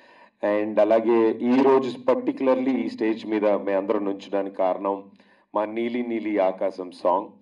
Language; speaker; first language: Telugu; native; Telugu